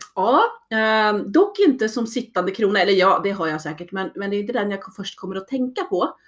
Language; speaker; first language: Swedish; native; Swedish